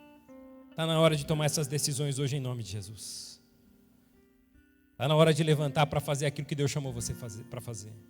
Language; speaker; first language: Portuguese; native; Portuguese